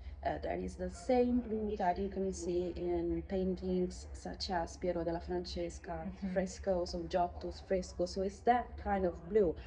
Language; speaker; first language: English; non-native, fluent; Italian